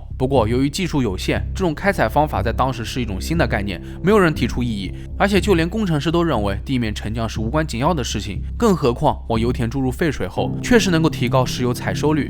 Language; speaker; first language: Chinese; native; Chinese